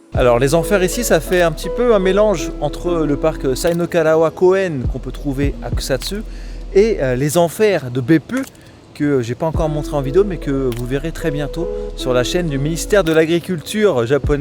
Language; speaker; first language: French; native; French